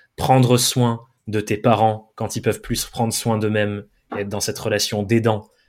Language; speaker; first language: French; early bilingual, other home language; English